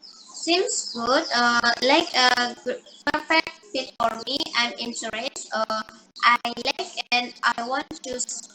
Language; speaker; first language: English; non-native, learner; Indonesian